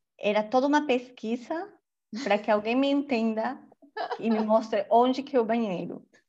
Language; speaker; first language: Portuguese; non-native, fluent; Spanish